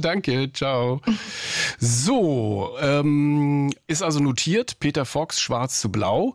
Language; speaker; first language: German; native; German